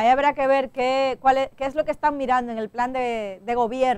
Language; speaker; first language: Spanish; native; Spanish